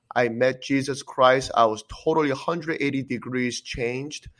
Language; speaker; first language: English; early bilingual, other home language; Korean